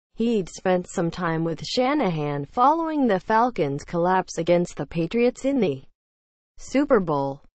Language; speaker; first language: English; native; English